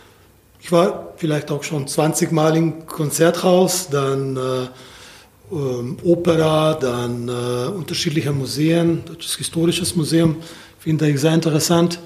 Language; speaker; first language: German; non-native, fluent; Slovenian